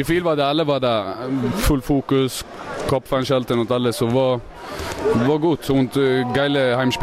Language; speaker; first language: German; non-native, learner; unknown